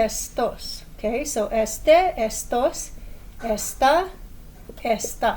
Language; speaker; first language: Spanish; non-native, fluent; English